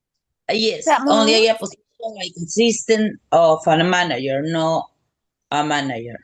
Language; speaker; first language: English; non-native, learner; Spanish